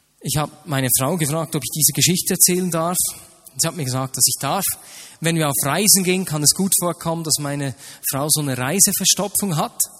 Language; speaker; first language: German; native; German